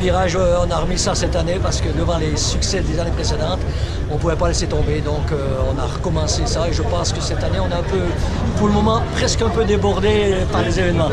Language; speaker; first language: French; native; French